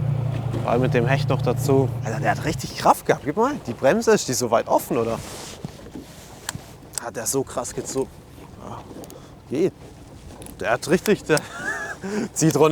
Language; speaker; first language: German; native; German